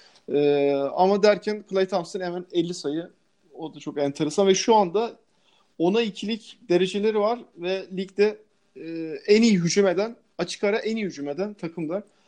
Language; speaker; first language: Turkish; native; Turkish